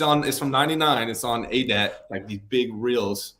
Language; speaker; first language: English; native; English